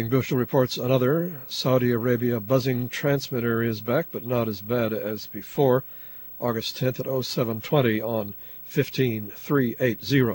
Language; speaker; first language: English; native; English